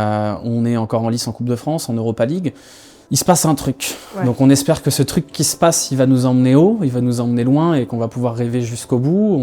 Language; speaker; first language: French; native; French